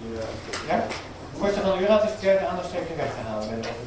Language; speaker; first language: Dutch; native; Dutch